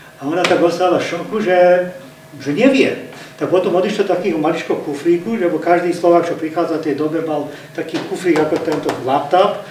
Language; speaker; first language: Slovak; early bilingual, heritage; Slovak